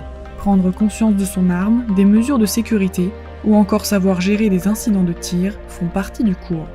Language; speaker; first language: French; native; French